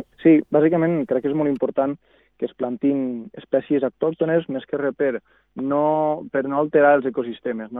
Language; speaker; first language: Catalan; native; Catalan